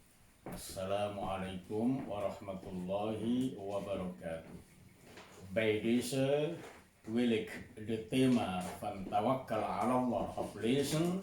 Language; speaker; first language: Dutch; non-native, fluent; Indonesian